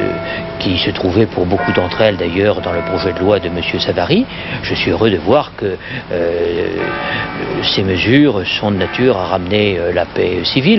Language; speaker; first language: French; native; French